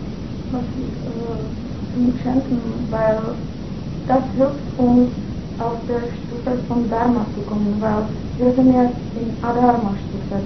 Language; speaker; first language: German; non-native, fluent; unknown